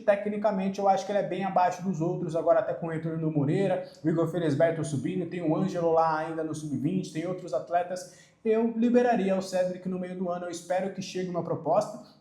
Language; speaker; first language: Portuguese; native; Portuguese